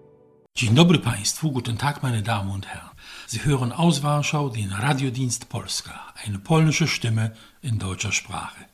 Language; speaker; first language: German; non-native, fluent; Polish